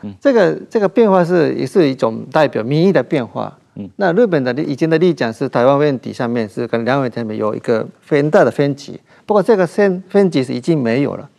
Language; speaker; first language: Chinese; non-native, fluent; Japanese